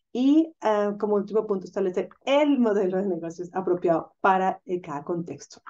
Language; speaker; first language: Spanish; native; Spanish